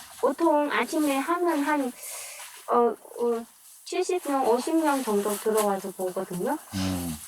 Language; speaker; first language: Korean; non-native, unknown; Vietnamese